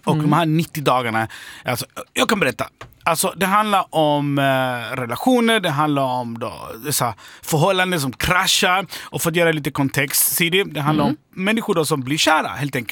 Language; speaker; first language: Swedish; native; Swedish